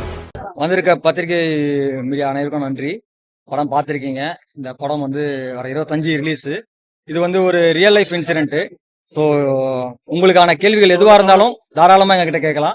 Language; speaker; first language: Tamil; native; Tamil